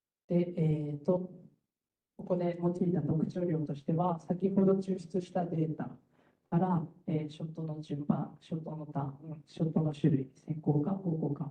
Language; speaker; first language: Japanese; native; Japanese